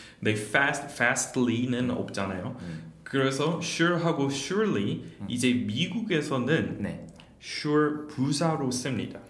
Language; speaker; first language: Korean; non-native, fluent; English